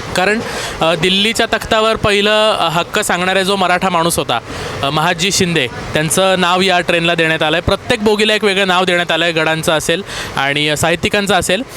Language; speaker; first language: Marathi; native; Marathi